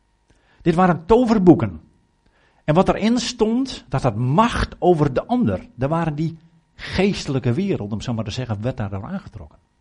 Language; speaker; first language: Dutch; native; Dutch